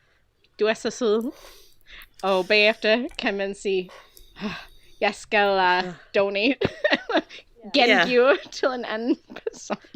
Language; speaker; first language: Danish; non-native, fluent; English